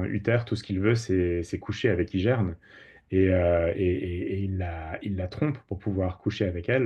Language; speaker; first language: French; native; French